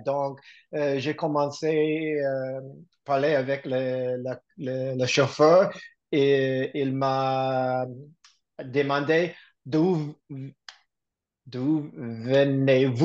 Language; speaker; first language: French; non-native, learner; English